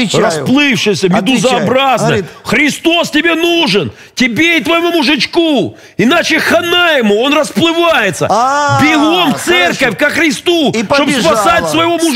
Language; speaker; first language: Russian; native; Russian